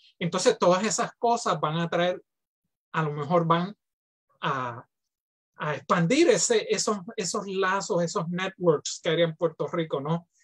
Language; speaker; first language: Spanish; native; Spanish